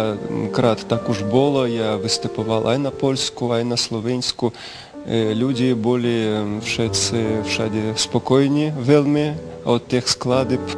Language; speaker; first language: Slovak; non-native, learner; Russian